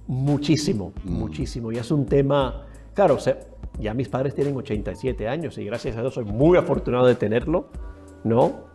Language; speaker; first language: Spanish; early bilingual, heritage; Spanish